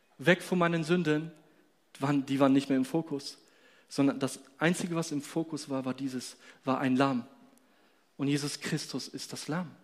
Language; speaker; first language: German; non-native, fluent; Polish